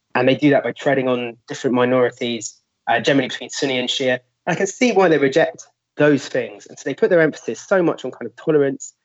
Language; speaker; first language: English; native; English